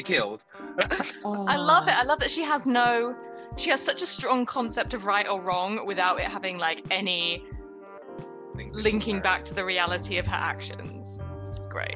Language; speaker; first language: English; native; English